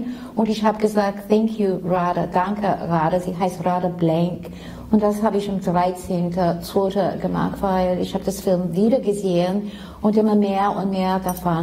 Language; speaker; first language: German; non-native, fluent; English